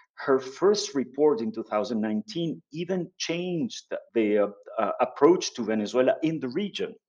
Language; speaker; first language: English; non-native, fluent; Spanish